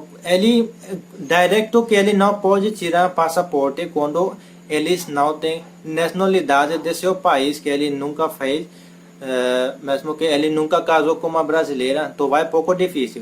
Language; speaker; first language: Portuguese; non-native, learner; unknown